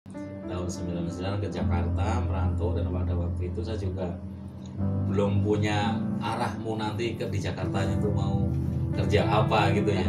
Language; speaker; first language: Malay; non-native, local second language; Javanese